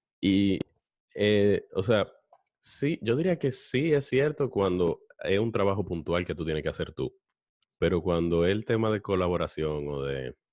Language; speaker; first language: Spanish; native; Spanish